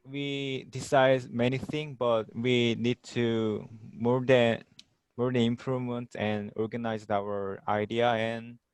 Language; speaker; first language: English; non-native, learner; Korean